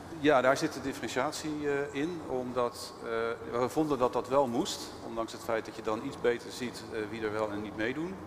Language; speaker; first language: Dutch; native; Dutch